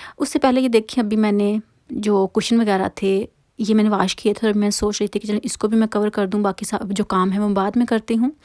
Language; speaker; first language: Urdu; non-native, local second language; Punjabi